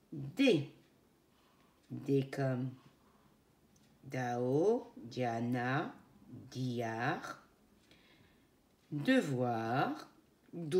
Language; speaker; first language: French; native; French